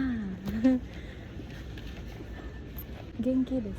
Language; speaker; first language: Japanese; non-native, learner; Marathi